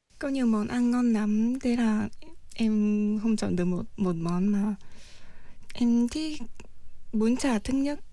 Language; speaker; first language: Vietnamese; early bilingual, heritage; Vietnamese